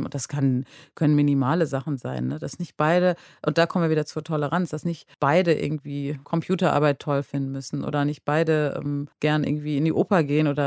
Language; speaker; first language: German; native; German